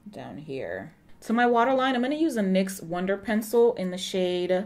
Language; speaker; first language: English; early bilingual, other home language; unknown